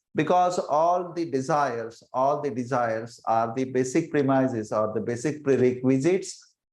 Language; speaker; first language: English; non-native, local second language; Marathi